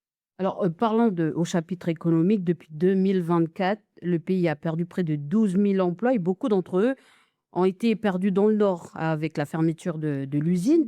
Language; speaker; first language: French; native; French